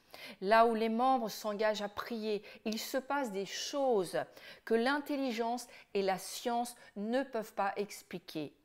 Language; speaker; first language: French; native; French